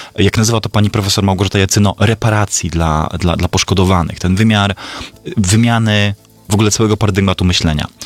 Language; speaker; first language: Polish; native; Polish